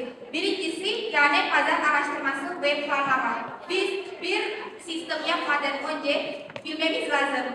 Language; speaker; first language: Turkish; non-native, learner; Indonesian